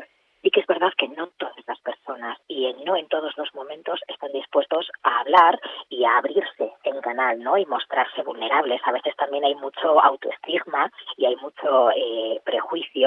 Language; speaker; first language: Spanish; native; Spanish